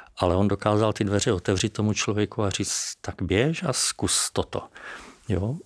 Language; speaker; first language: Czech; native; Czech